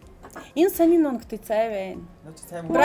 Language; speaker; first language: Mongolian; non-native, learner; Russian